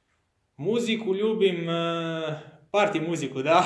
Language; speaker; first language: Russian; non-native, learner; Croatian